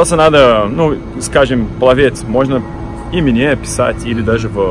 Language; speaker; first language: Russian; non-native, fluent; Portuguese